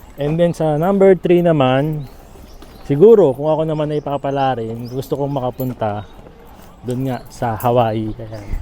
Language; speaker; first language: Filipino; native; Filipino